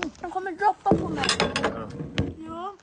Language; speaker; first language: Swedish; early bilingual, other home language; Thai